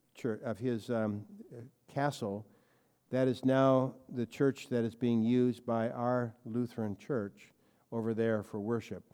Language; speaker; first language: English; native; English